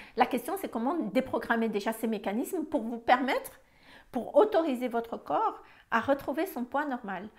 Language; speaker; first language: French; non-native, fluent; Malagasy